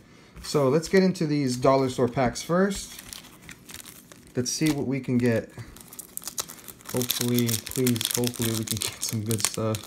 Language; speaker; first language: English; native; English